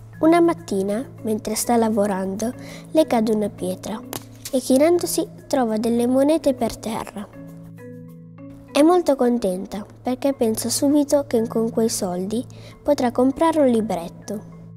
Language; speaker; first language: Italian; native; Italian